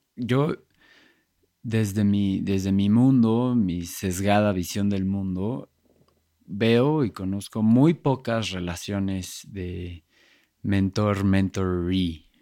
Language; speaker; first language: Spanish; native; Spanish